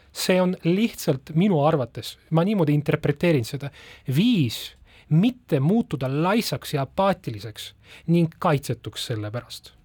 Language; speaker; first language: Estonian; non-native, local second language; Russian